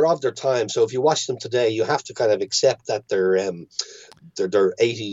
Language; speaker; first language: English; native; English